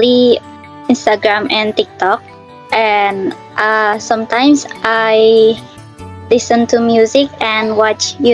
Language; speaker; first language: English; non-native, learner; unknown